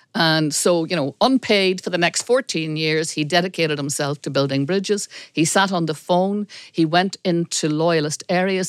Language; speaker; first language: English; native; English